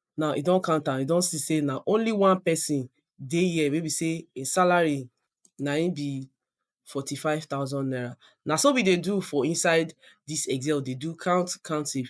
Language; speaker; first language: Nigerian Pidgin; non-native, local second language; Yoruba